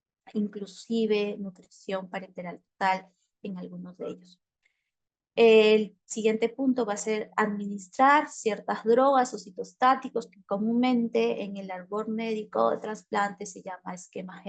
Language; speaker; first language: Spanish; native; Spanish